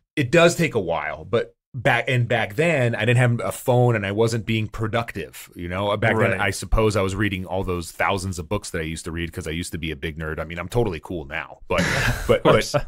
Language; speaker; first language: English; native; English